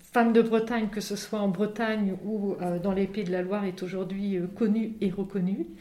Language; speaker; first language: French; native; French